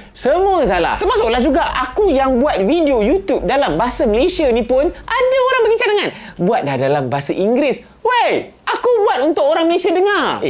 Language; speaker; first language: Malay; native; Malay